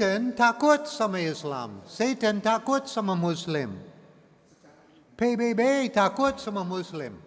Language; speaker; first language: Indonesian; non-native, learner; English